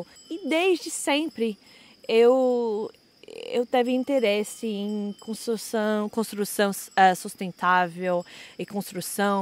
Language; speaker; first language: Portuguese; non-native, fluent; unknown